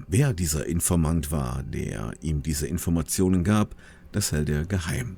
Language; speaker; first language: German; native; German